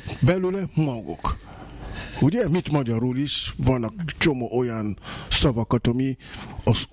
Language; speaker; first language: Hungarian; non-native, fluent; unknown